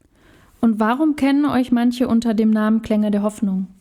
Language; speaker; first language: German; native; German